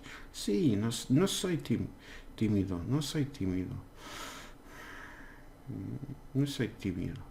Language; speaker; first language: Spanish; non-native, learner; English